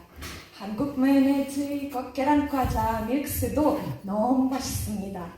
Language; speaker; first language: Korean; non-native, learner; Russian